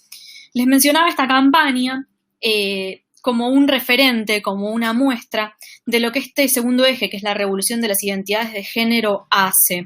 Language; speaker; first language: Spanish; native; Spanish